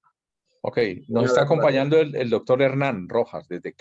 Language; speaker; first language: Spanish; native; Spanish